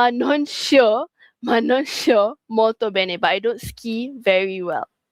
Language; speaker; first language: Italian; non-native, fluent; Malay